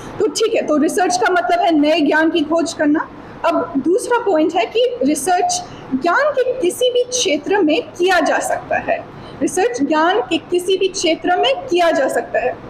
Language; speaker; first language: Hindi; non-native, fluent; English